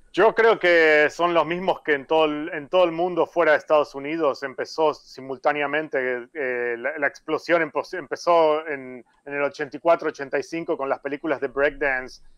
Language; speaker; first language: Spanish; native; Spanish